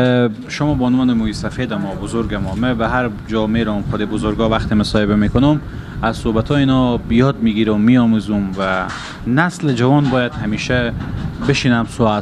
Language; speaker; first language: Persian; native; Persian